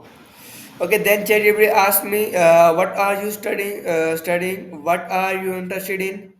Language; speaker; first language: English; non-native, learner; Urdu